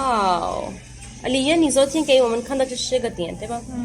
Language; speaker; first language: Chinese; non-native, learner; Urdu